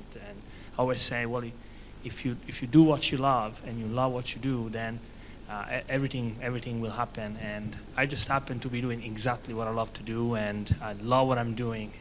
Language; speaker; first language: English; non-native, fluent; Italian